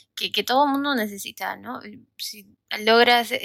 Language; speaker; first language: Spanish; native; Spanish